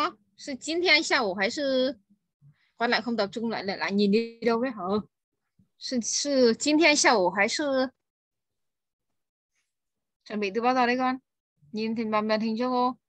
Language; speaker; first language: Chinese; non-native, fluent; Vietnamese